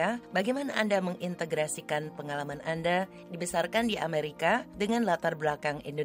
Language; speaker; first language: Indonesian; native; Indonesian